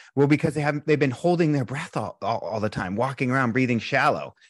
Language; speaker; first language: English; native; English